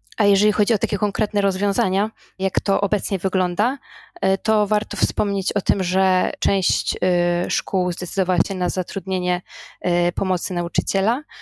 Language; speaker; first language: Polish; native; Polish